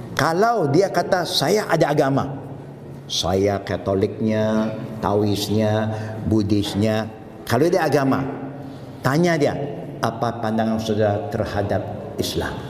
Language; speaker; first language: Malay; non-native, local second language; Chinese